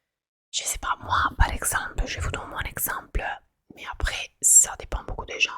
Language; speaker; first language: French; non-native, fluent; Italian